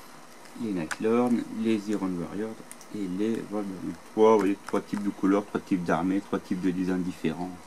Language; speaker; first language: French; native; French